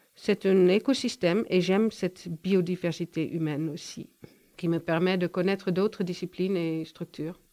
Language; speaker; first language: French; non-native, fluent; Dutch